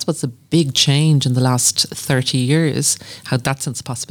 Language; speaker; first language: English; native; English